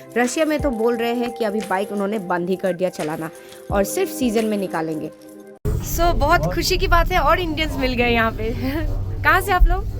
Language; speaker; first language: Hindi; non-native, local second language; Assamese